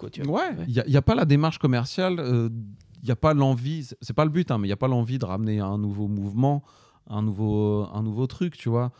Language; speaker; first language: French; native; French